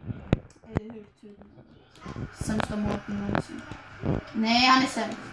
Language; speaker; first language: Swedish; early bilingual, other home language; Kurdish